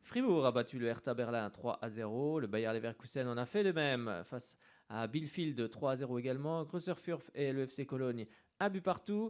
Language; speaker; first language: French; native; French